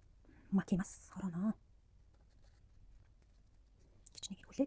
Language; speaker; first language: Japanese; non-native, fluent; Mongolian